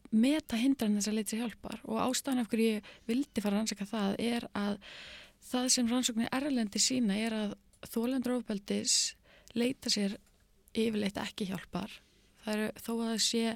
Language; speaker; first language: Icelandic; native; Icelandic